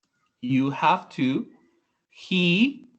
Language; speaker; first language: English; non-native, learner; Spanish